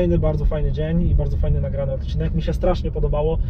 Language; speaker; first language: Polish; native; Polish